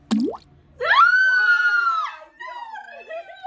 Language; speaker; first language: Spanish; native; Spanish